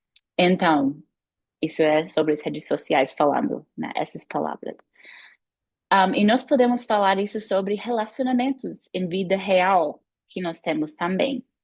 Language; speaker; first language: Portuguese; non-native, fluent; English